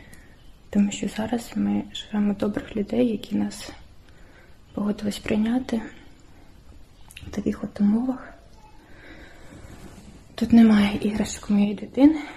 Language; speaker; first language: Ukrainian; native; Ukrainian